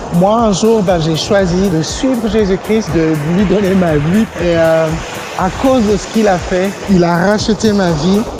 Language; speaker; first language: French; non-native, local second language; Malagasy